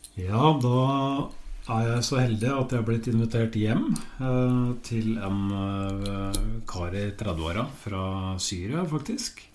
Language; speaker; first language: Norwegian; native; Norwegian